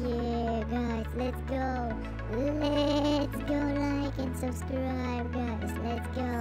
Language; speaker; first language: English; non-native, learner; Russian